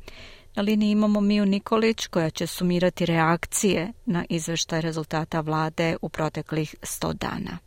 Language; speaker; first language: Croatian; native; Croatian